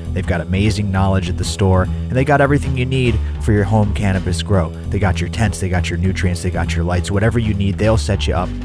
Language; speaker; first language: English; native; English